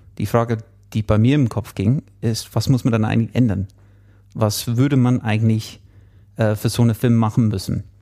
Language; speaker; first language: German; non-native, fluent; English